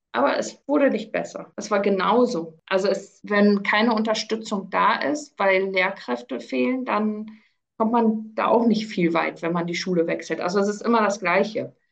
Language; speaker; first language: German; early bilingual, other home language; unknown